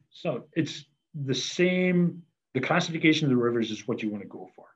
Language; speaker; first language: English; native; English